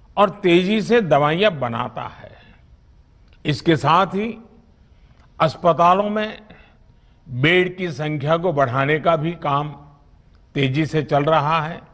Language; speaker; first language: Hindi; non-native, local second language; Gujarati